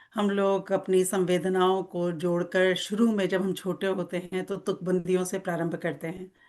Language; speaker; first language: Hindi; native; Hindi